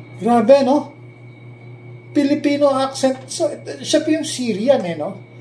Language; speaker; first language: Filipino; native; Filipino